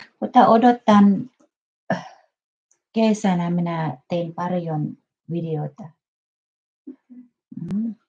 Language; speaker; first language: Finnish; non-native, learner; Thai